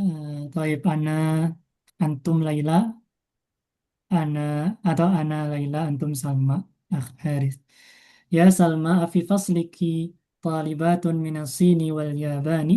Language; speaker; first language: Arabic; non-native, fluent; Indonesian